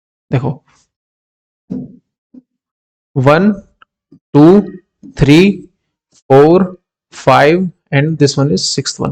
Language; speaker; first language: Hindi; native; Hindi